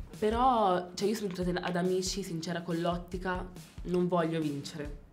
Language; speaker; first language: Italian; native; Italian